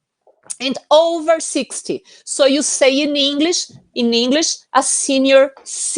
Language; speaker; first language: English; non-native, fluent; Portuguese